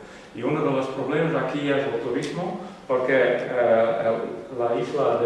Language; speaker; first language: Spanish; non-native, learner; Western Frisian